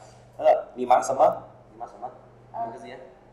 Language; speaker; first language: Chinese; non-native, fluent; Vietnamese